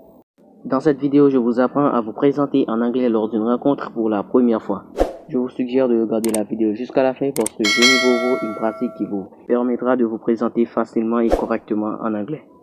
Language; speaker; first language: French; non-native, local second language; Haitian Creole